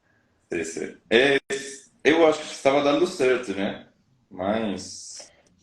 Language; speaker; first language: Portuguese; non-native, fluent; Spanish